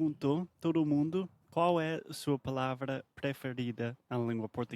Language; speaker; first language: Portuguese; non-native, fluent; English